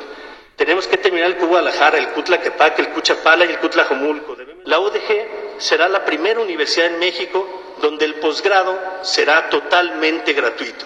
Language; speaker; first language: Spanish; native; Spanish